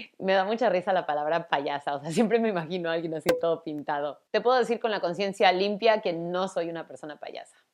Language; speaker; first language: Spanish; early bilingual, other home language; English